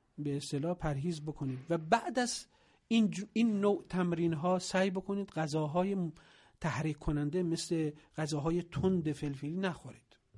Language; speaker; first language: Persian; native; Persian